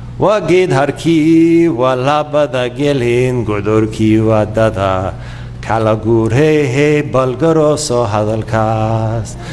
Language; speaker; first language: Somali; non-native, fluent; English